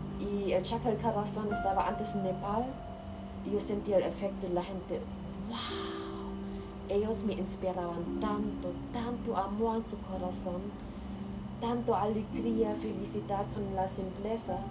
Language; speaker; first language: Spanish; non-native, learner; German